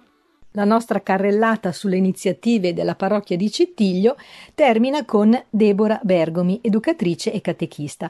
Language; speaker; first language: Italian; native; Italian